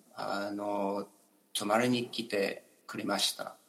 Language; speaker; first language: Japanese; non-native, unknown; English